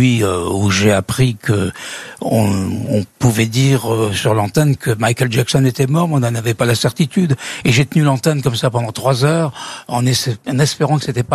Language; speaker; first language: French; native; French